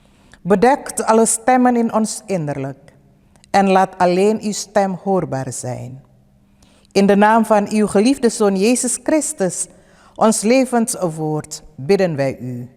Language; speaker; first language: Dutch; early bilingual, other home language; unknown